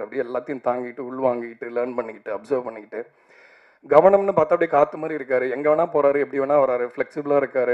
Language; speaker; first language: Tamil; native; Tamil